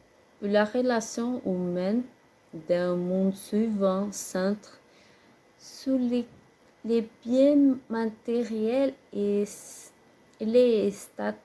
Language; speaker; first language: French; non-native, learner; Portuguese